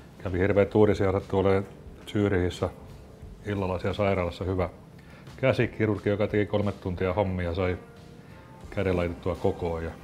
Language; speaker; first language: Finnish; native; Finnish